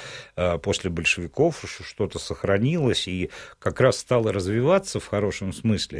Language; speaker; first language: Russian; native; Russian